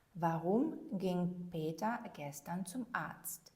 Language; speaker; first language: German; non-native, fluent; Ukrainian